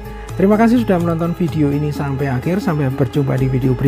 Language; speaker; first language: Indonesian; native; Indonesian